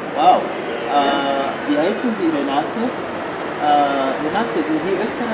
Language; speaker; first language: German; non-native, learner; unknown